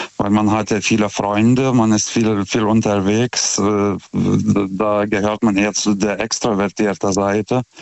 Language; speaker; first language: German; non-native, fluent; Lithuanian